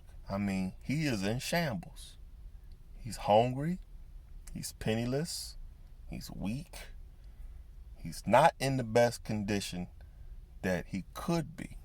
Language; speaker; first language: English; native; English